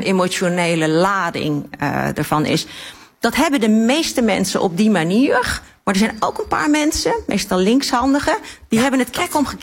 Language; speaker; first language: Dutch; native; Dutch